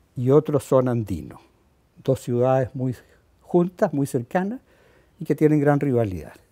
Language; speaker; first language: Spanish; native; Spanish